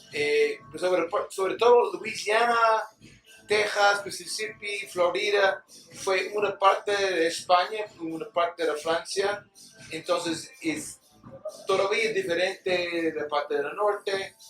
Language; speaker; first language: Spanish; non-native, learner; English